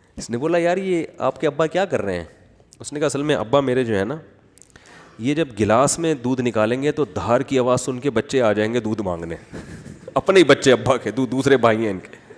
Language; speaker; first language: Urdu; native; Urdu